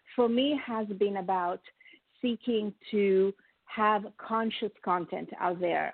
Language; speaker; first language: English; non-native, fluent; Italian